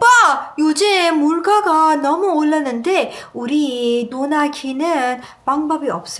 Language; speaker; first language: Korean; non-native, learner; Persian